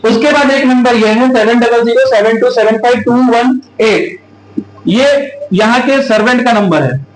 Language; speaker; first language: Hindi; native; Hindi